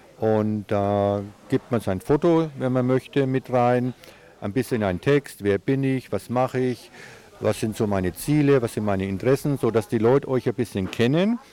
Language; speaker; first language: German; native; German